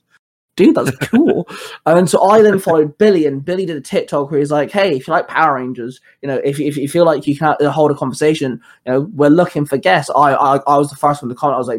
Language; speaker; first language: English; native; English